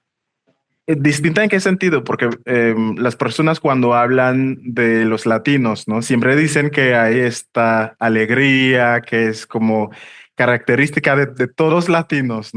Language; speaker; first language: Spanish; non-native, fluent; English